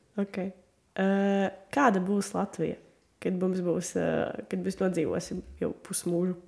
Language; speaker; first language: Latvian; non-native, local second language; Russian